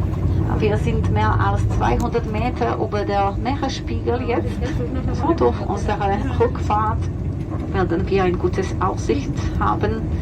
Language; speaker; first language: German; non-native, fluent; Spanish